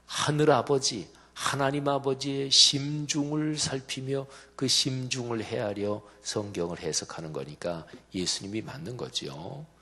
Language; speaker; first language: Korean; native; Korean